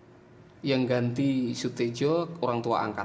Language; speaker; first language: Indonesian; native; Indonesian